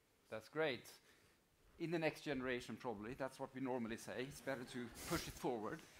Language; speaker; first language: English; non-native, fluent; Swedish